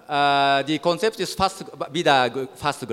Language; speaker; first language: German; non-native, learner; Japanese